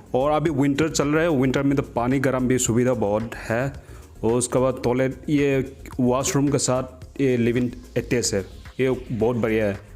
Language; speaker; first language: Hindi; non-native, local second language; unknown